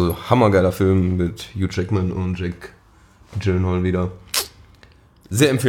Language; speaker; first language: German; native; German